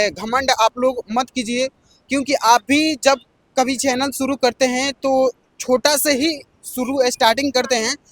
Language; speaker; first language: Hindi; native; Hindi